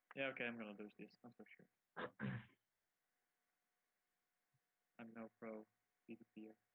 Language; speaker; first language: English; non-native, fluent; Dutch